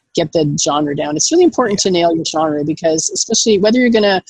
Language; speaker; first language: English; native; English